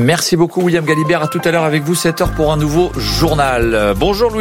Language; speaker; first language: French; native; French